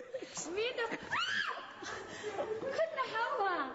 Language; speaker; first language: Arabic; native; Arabic